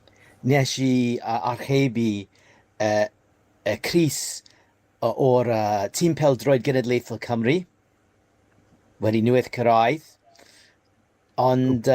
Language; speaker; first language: Welsh; non-native, learner; English